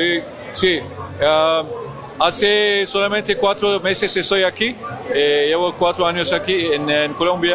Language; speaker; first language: Spanish; non-native, learner; Turkish